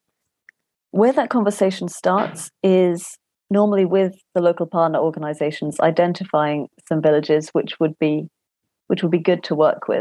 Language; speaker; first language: English; native; English